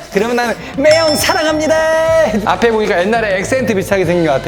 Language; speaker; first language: Korean; native; Korean